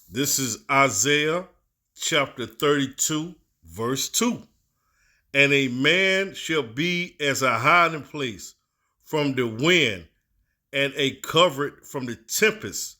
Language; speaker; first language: English; native; English